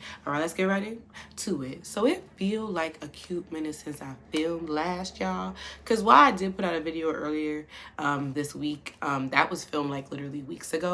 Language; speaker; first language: English; native; English